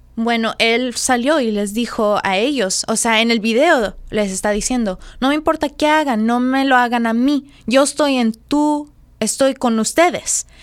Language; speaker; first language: Spanish; early bilingual, heritage; Spanish